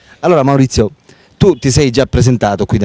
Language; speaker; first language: Italian; native; Italian